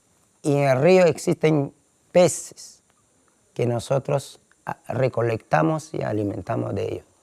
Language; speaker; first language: Spanish; non-native, local second language; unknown